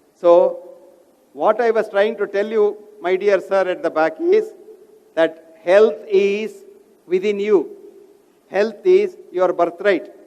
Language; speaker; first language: English; non-native, local second language; Kannada